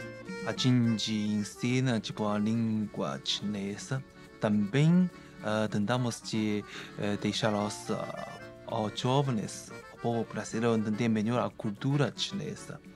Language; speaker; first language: Portuguese; non-native, fluent; Chinese